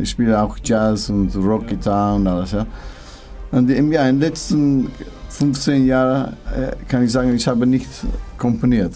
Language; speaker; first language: German; non-native, learner; English